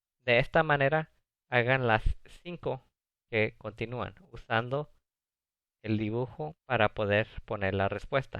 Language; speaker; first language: Spanish; early bilingual, other home language; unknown